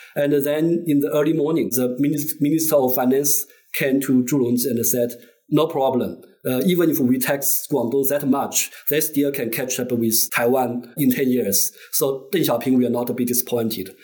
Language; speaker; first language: English; non-native, fluent; Chinese